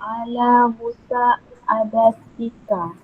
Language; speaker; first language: Arabic; non-native, learner; Malay